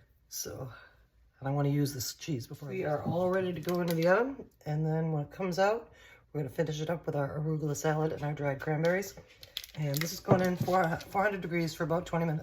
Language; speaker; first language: English; native; English